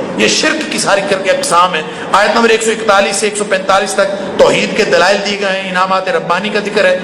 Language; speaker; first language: Urdu; non-native, local second language; Punjabi